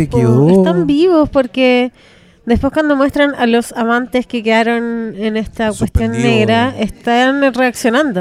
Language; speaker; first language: Spanish; native; Spanish